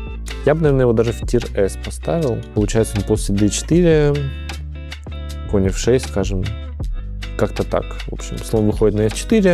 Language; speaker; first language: Russian; native; Russian